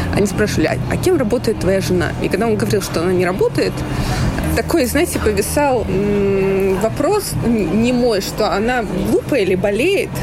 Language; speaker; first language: Russian; native; Russian